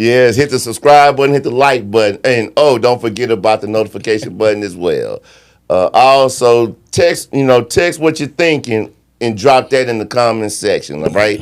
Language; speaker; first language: English; native; English